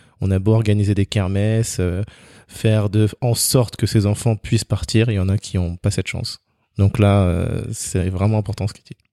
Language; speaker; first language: French; native; French